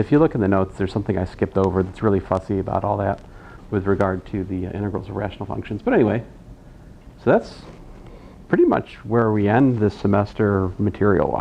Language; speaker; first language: English; native; English